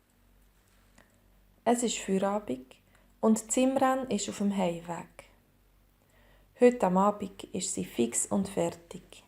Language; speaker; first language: German; native; German